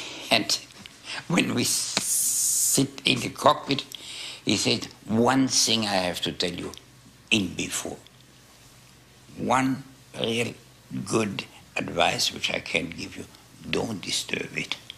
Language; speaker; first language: English; non-native, fluent; German